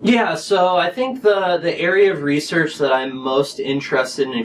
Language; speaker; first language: English; native; English